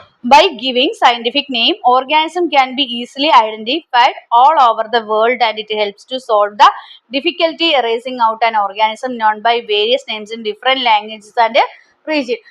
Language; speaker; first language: English; non-native, local second language; Malayalam